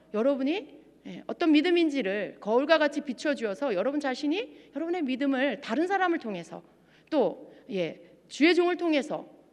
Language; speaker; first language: Korean; native; Korean